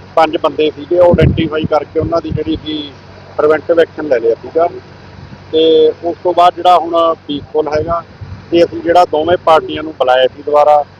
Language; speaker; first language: Punjabi; native; Punjabi